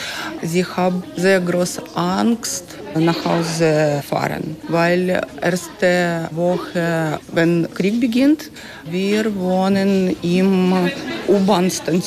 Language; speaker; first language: German; non-native, learner; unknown